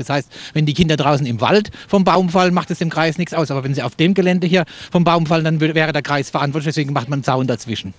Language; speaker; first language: German; native; German